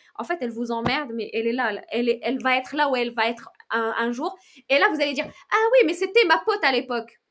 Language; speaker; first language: French; non-native, local second language; Arabic